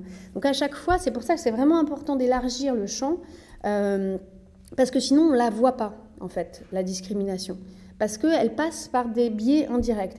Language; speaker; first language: French; native; French